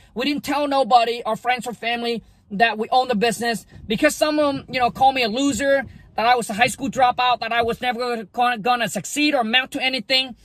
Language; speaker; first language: English; early bilingual, other home language; Vietnamese